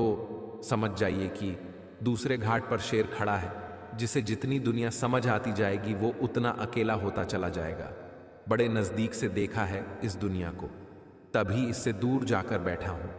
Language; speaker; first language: Hindi; native; Hindi